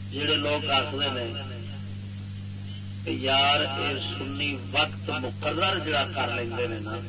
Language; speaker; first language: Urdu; non-native, local second language; Punjabi